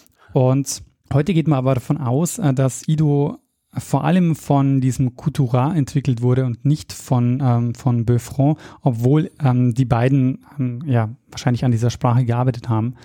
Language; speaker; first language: German; native; German